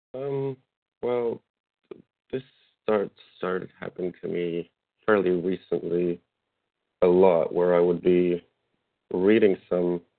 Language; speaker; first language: English; non-native, fluent; Russian